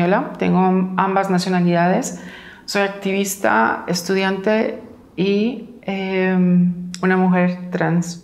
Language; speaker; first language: Spanish; native; Spanish